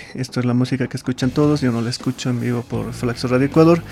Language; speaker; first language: Spanish; native; Spanish